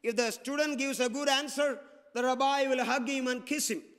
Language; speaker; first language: English; non-native, local second language; Malayalam